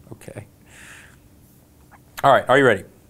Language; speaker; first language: English; native; English